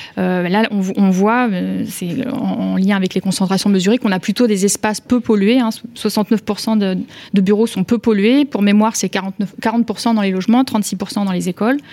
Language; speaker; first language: French; native; French